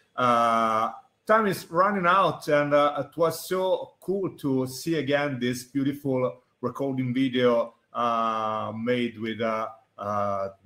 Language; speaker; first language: English; non-native, fluent; Italian